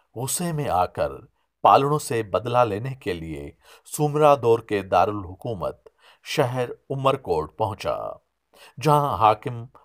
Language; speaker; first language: Urdu; non-native, local second language; Sindhi